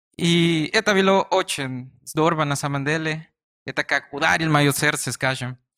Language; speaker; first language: Russian; non-native, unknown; Spanish